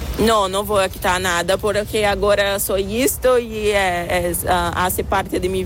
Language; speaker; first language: Spanish; non-native, fluent; Portuguese